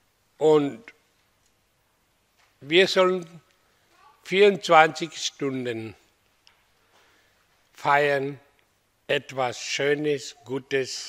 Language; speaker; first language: German; non-native, learner; Hindi